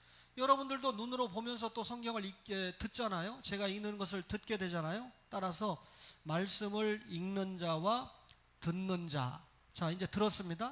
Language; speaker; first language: Korean; native; Korean